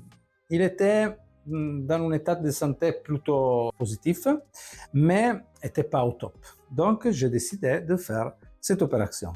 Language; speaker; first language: French; non-native, fluent; Italian